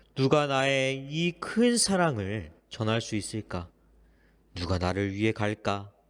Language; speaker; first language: Korean; native; Korean